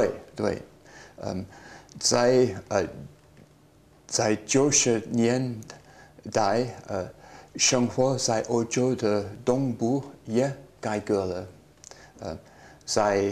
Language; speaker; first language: Chinese; non-native, learner; English